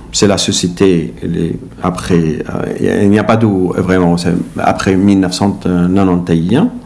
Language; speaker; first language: French; non-native, learner; Arabic